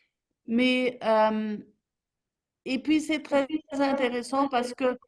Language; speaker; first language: French; non-native, fluent; German